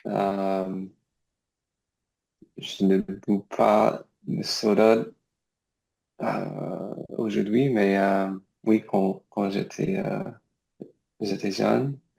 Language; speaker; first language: French; non-native, learner; English